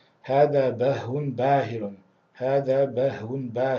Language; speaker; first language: Arabic; non-native, fluent; Russian